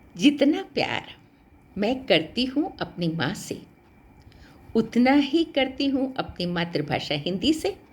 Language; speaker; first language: Hindi; native; Hindi